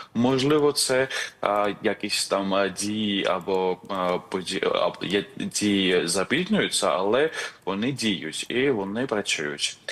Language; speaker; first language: Ukrainian; non-native, fluent; Georgian